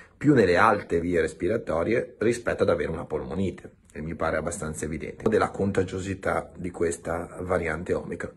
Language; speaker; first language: Italian; native; Italian